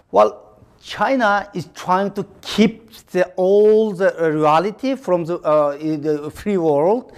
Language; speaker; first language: English; non-native, learner; Chinese